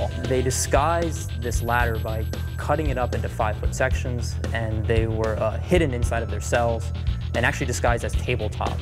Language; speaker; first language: English; native; English